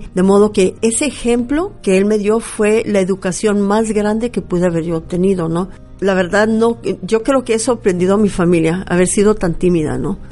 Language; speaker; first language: Spanish; early bilingual, heritage; Spanish